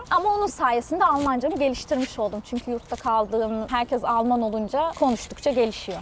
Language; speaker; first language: Turkish; native; Turkish